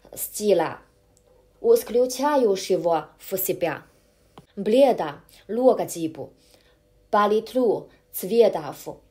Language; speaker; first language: Russian; non-native, learner; Chinese